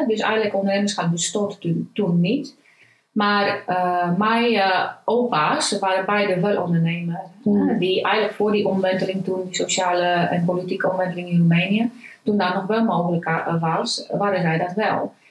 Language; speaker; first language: Dutch; non-native, fluent; Romanian